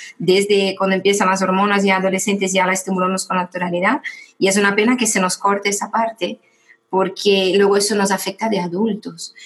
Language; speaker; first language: Spanish; non-native, fluent; Portuguese